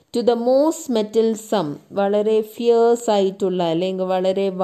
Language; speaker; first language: English; non-native, local second language; Malayalam